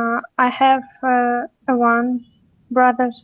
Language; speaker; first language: English; non-native, learner; Russian